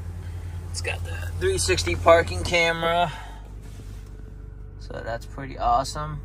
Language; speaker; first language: English; native; English